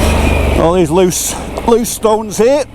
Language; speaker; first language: English; native; English